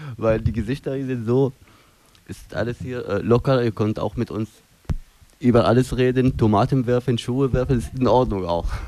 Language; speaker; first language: German; non-native, fluent; Arabic